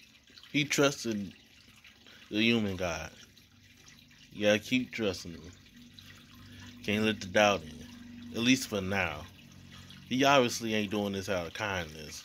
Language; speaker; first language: English; native; English